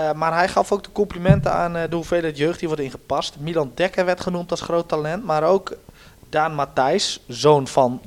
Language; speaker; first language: Dutch; native; Dutch